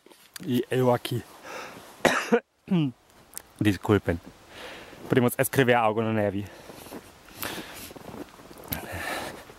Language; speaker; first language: Portuguese; non-native, fluent; German